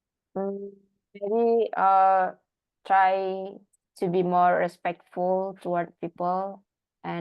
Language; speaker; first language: English; non-native, learner; Indonesian